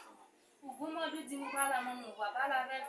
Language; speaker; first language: French; non-native, learner; Haitian Creole